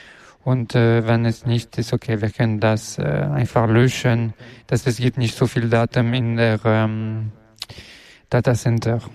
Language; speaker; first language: German; non-native, learner; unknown